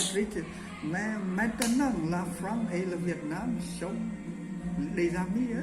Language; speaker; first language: French; non-native, learner; Vietnamese